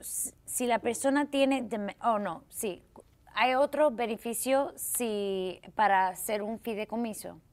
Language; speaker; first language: Spanish; early bilingual, heritage; Spanish